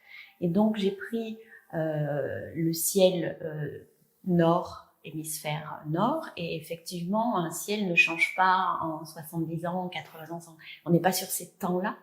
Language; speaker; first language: French; native; French